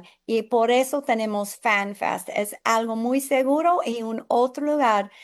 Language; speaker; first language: Spanish; non-native, fluent; English